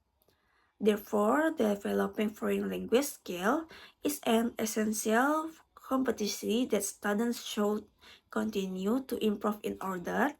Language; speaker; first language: English; non-native, learner; Indonesian